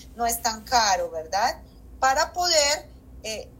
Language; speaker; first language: Spanish; native; Spanish